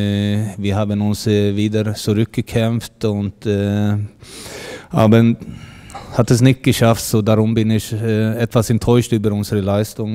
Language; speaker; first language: German; non-native, fluent; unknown